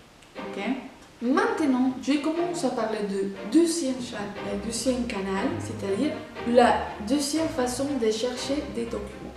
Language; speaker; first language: French; non-native, fluent; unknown